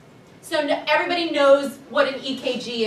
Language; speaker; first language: English; native; English